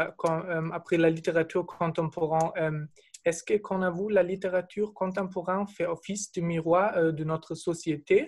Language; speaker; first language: French; non-native, fluent; German